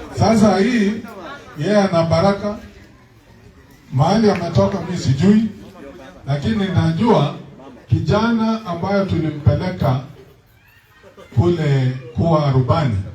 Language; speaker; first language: Swahili; non-native, local second language; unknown